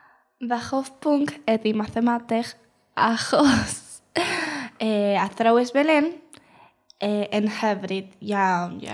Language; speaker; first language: Welsh; non-native, learner; Spanish